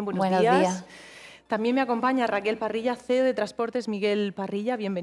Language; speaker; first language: Spanish; native; Spanish